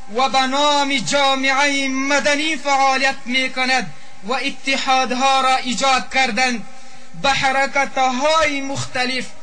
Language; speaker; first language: Persian; non-native, local second language; Pashto